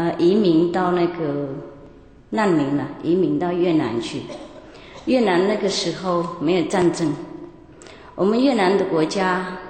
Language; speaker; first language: Chinese; non-native, fluent; Vietnamese